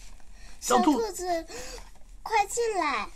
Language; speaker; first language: Chinese; native; Chinese